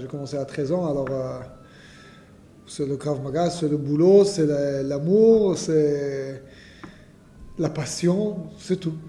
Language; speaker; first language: French; non-native, fluent; Hebrew